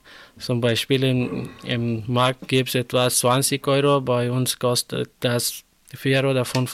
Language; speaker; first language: German; non-native, learner; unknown